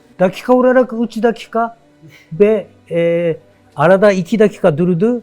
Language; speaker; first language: Turkish; non-native, learner; Japanese